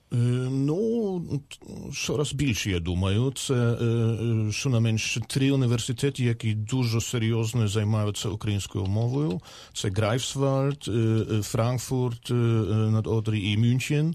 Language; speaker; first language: Ukrainian; non-native, learner; German